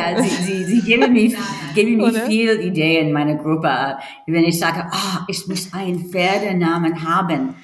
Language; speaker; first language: German; non-native, learner; English